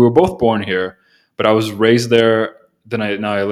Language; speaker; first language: English; non-native, fluent; Portuguese